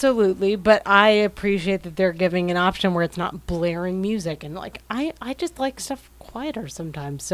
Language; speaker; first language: English; native; English